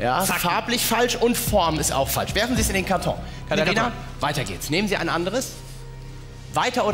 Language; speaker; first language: German; native; German